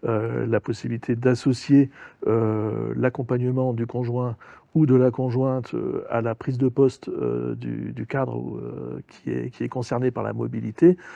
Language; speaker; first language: French; native; French